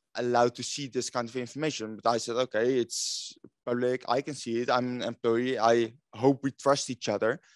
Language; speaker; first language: English; non-native, fluent; Dutch